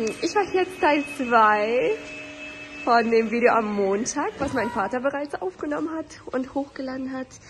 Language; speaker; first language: German; native; German